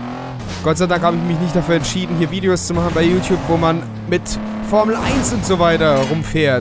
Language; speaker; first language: German; native; German